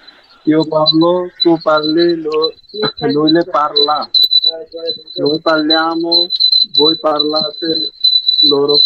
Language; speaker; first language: Italian; non-native, learner; Bangla